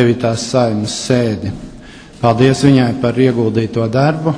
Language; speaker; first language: Latvian; native; Latvian